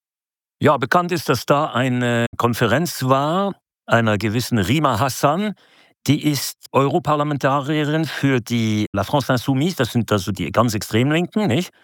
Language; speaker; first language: German; native; German